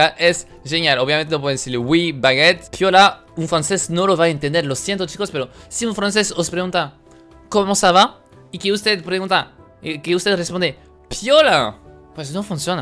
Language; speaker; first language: Spanish; non-native, fluent; French